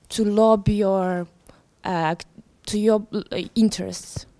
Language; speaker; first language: English; non-native, fluent; Ukrainian